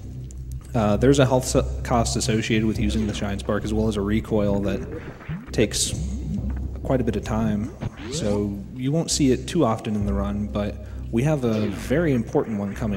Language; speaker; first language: English; native; English